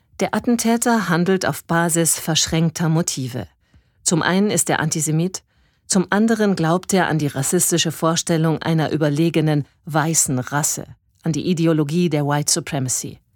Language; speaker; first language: German; native; German